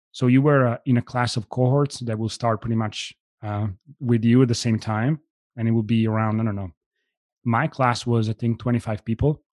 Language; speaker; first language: English; non-native, fluent; Italian